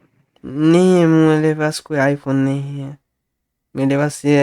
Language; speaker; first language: Hindi; non-native, learner; Bangla